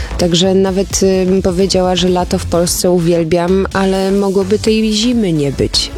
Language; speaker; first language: Polish; early bilingual, heritage; Polish